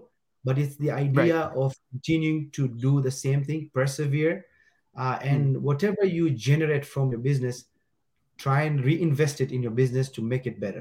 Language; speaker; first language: English; non-native, local second language; Gujarati